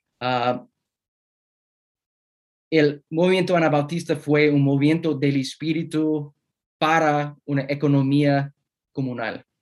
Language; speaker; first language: Spanish; non-native, fluent; English